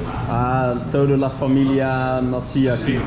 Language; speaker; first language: Spanish; non-native, learner; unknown